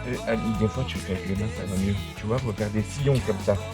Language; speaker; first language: French; native; French